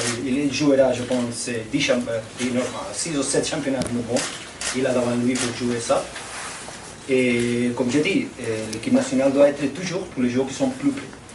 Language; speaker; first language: French; non-native, fluent; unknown